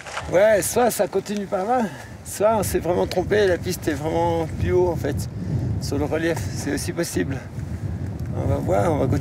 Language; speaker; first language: French; native; French